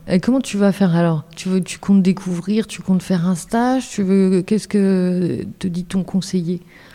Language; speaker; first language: French; native; French